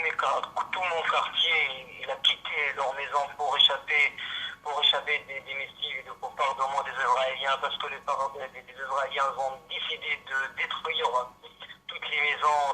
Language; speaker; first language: French; non-native, fluent; Arabic